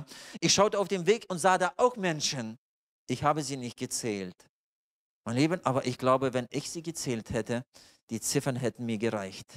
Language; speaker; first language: German; non-native, fluent; Russian